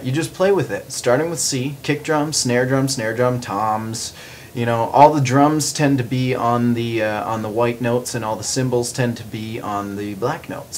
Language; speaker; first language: English; native; English